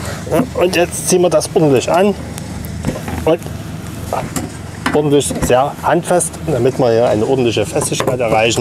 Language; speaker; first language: German; native; German